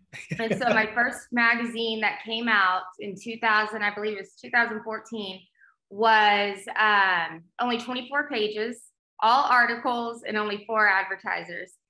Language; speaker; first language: English; native; English